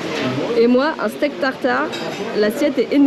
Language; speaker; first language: French; native; French